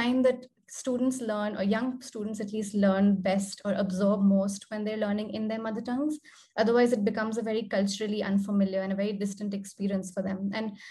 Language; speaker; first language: English; non-native, local second language; Hindi